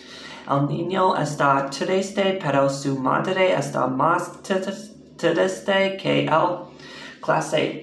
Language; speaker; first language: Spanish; non-native, learner; English